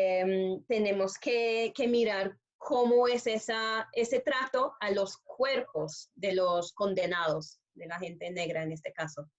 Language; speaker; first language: Spanish; non-native, fluent; English